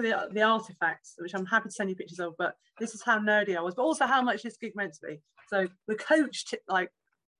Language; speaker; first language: English; native; English